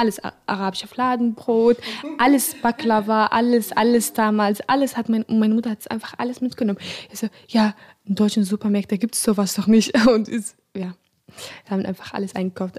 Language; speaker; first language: German; non-native, fluent; Arabic